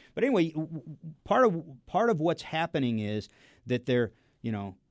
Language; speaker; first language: English; native; English